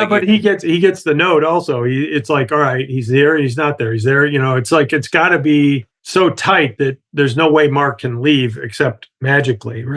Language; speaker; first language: English; native; English